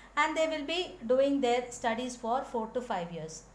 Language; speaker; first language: English; non-native, local second language; Tamil